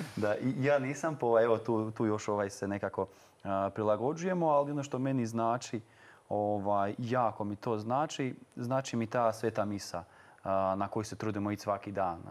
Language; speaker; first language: Croatian; native; Croatian